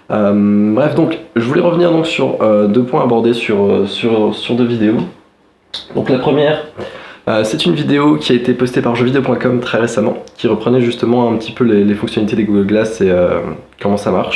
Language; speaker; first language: French; native; French